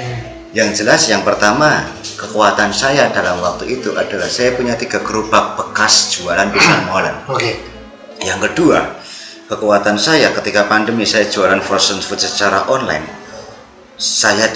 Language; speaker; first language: Indonesian; non-native, local second language; Javanese